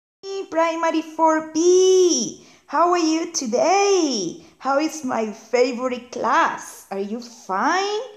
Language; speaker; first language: English; non-native, fluent; Spanish